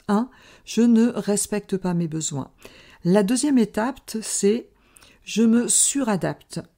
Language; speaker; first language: French; native; French